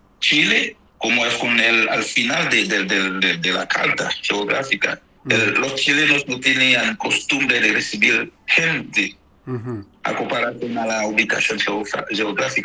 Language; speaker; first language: Spanish; non-native, fluent; Haitian Creole